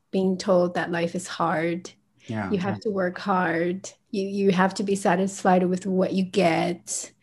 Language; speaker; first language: English; early bilingual, other home language; Chinese